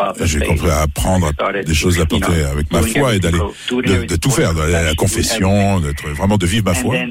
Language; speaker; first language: French; non-native, fluent; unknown